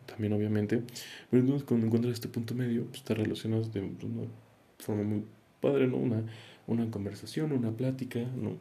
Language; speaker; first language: Spanish; native; Spanish